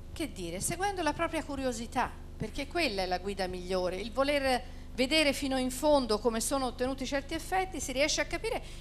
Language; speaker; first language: Italian; native; Italian